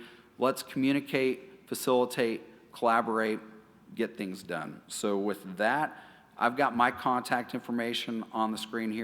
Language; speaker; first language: English; native; English